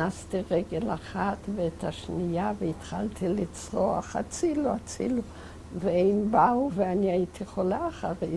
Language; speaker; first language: Hebrew; non-native, fluent; Yiddish